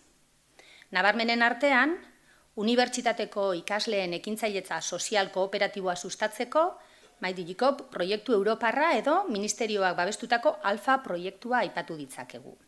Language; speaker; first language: Basque; native; Basque